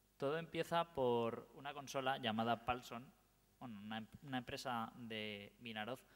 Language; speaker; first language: Spanish; native; Spanish